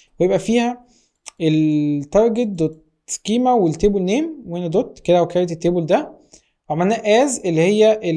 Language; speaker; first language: Arabic; native; Arabic